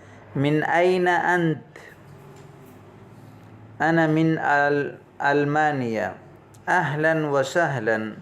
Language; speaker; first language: Arabic; non-native, fluent; Urdu